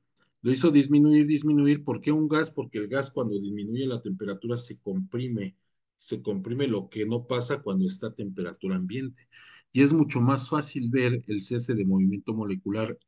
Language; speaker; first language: Spanish; native; Spanish